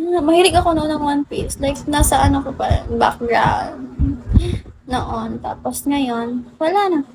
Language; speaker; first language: Filipino; non-native, local second language; Cebuano